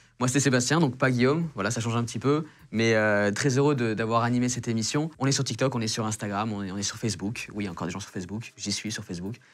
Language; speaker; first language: French; native; French